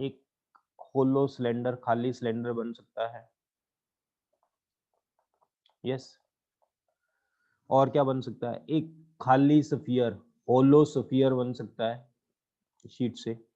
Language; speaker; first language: Hindi; native; Hindi